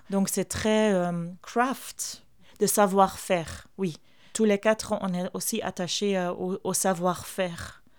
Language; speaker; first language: French; non-native, fluent; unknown